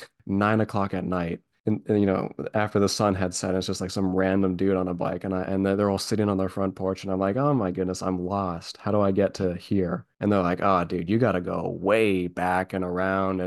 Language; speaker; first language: English; native; English